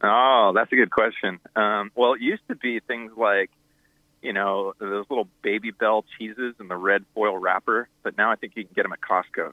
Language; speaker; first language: English; native; English